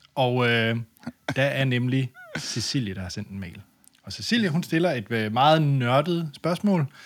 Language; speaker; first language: Danish; native; Danish